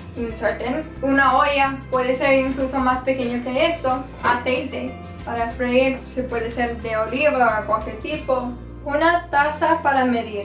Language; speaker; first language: Spanish; non-native, fluent; English